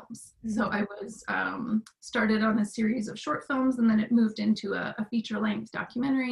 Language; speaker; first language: English; native; English